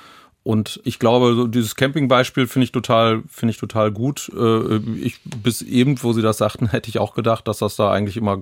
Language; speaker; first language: German; native; German